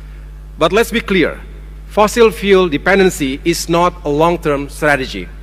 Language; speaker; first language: English; non-native, fluent; Indonesian